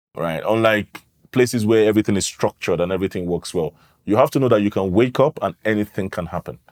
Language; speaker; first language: English; native; English